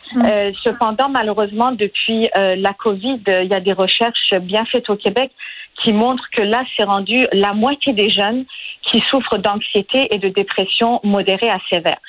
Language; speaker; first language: French; non-native, fluent; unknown